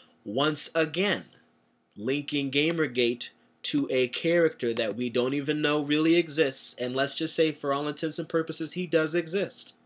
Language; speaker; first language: English; native; English